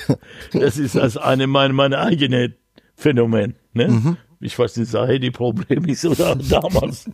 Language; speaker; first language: German; non-native, learner; Persian